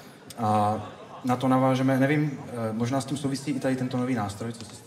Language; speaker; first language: Czech; native; Czech